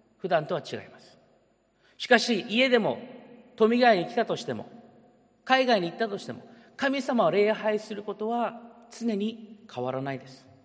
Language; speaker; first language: Japanese; early bilingual, heritage; Japanese